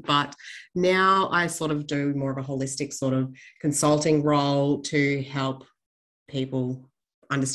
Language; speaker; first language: English; native; English